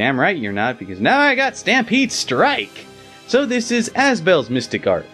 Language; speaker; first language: English; native; English